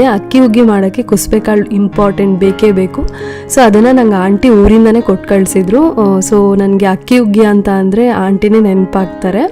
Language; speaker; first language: Kannada; native; Kannada